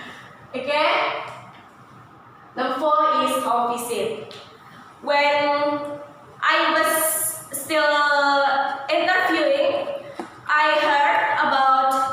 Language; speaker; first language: English; non-native, learner; Indonesian